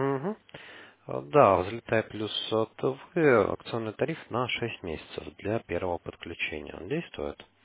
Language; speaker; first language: Russian; native; Russian